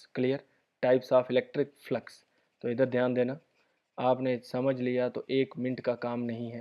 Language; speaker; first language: Hindi; native; Hindi